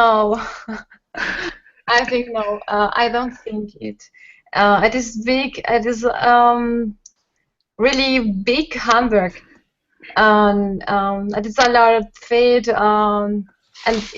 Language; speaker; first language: English; non-native, learner; Spanish